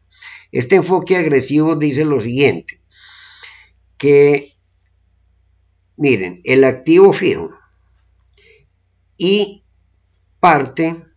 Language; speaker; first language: Spanish; native; Spanish